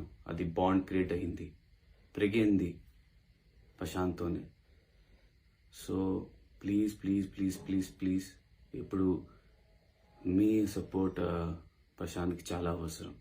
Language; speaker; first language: Telugu; non-native, local second language; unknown